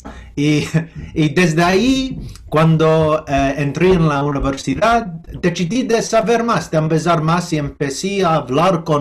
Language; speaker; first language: Spanish; non-native, fluent; English